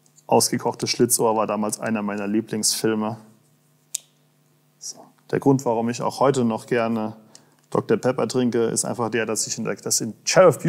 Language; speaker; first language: German; native; German